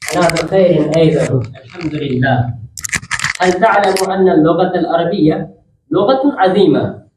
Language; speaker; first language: Arabic; non-native, learner; Urdu